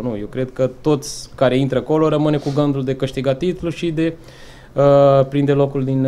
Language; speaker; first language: Romanian; non-native, fluent; Portuguese